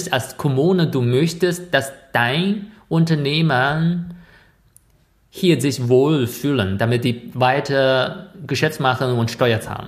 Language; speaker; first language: German; non-native, fluent; Chinese